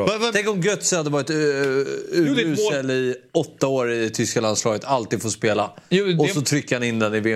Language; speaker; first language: Swedish; native; Swedish